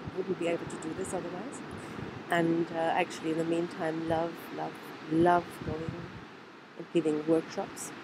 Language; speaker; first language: English; non-native, fluent; German